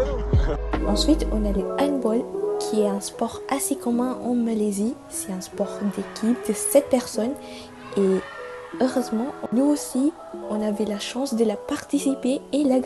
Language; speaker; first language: French; non-native, fluent; Malay